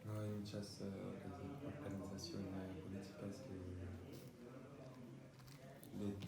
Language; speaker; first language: Spanish; non-native, learner; French